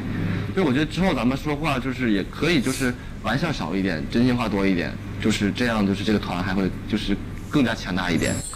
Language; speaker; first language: Chinese; native; Chinese